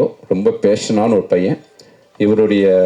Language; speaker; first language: Tamil; native; Tamil